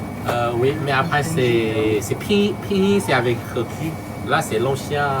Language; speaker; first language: French; non-native, local second language; Chinese